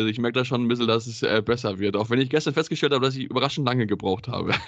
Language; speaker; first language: German; native; German